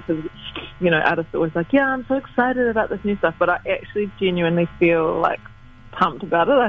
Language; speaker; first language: English; native; English